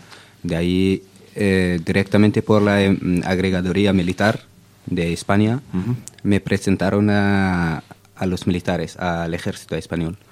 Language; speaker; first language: Spanish; non-native, fluent; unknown